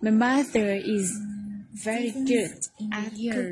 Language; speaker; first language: English; non-native, learner; Vietnamese